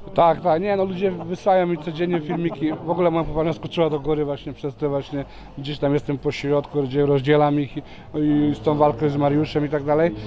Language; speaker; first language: Polish; non-native, fluent; Serbian